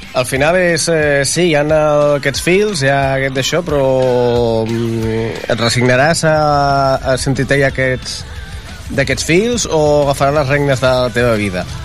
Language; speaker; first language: Catalan; native; Catalan